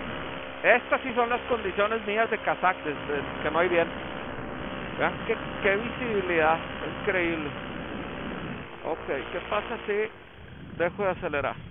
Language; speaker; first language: Spanish; native; Spanish